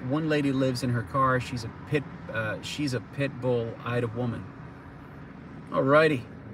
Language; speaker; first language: English; native; English